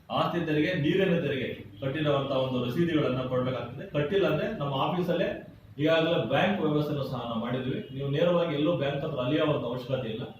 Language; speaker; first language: Kannada; native; Kannada